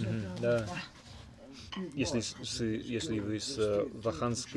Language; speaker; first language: Russian; non-native, learner; English